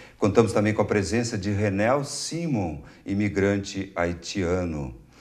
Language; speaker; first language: Portuguese; native; Portuguese